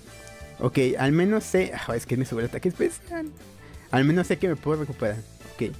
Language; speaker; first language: Spanish; native; Spanish